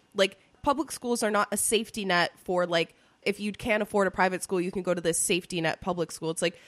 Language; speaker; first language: English; early bilingual, other home language; Spanish